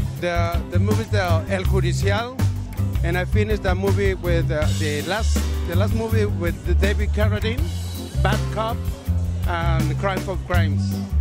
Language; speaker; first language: English; non-native, learner; Spanish